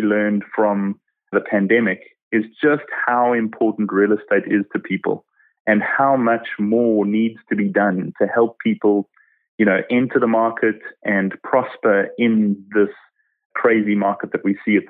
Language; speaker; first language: English; native; English